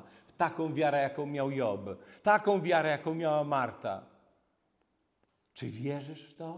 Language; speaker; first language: Polish; native; Polish